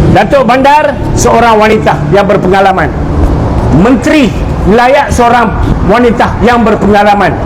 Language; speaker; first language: Malay; native; Malay